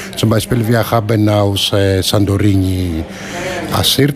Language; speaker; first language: German; non-native, learner; Greek